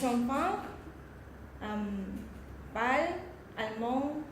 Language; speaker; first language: French; non-native, learner; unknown